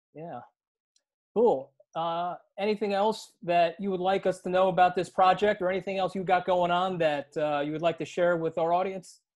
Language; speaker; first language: English; native; English